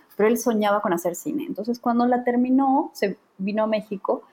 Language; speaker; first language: Spanish; native; Spanish